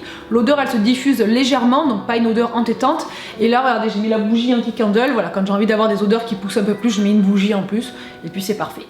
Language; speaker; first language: French; native; French